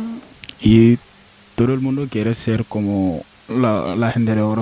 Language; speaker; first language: Spanish; non-native, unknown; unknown